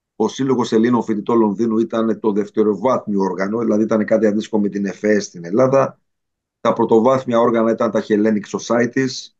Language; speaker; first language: Greek; native; Greek